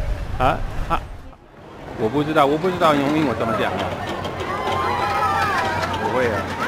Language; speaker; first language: Cantonese; non-native, fluent; English